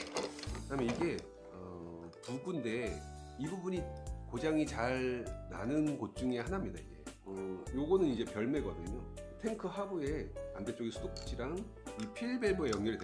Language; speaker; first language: Korean; native; Korean